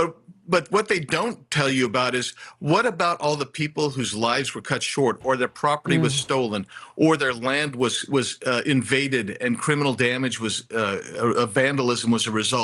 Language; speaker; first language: English; native; English